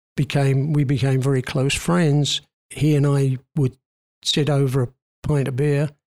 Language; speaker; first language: English; native; English